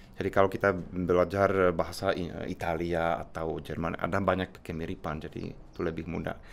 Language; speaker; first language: Indonesian; non-native, fluent; Czech